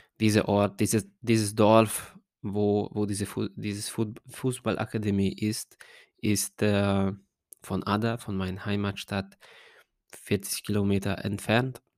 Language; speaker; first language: German; non-native, fluent; Hungarian